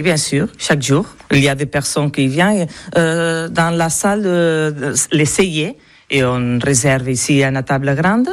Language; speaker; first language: French; non-native, learner; Catalan